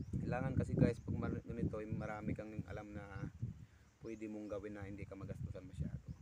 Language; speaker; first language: Filipino; non-native, local second language; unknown